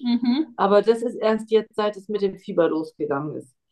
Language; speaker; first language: German; native; German